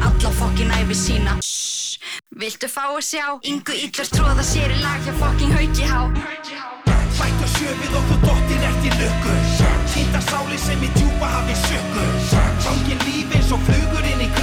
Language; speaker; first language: Icelandic; native; Icelandic